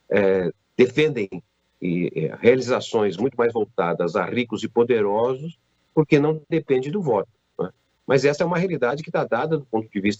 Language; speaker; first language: Portuguese; native; Portuguese